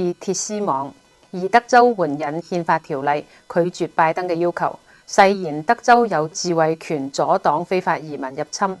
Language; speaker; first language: Chinese; non-native, local second language; Cantonese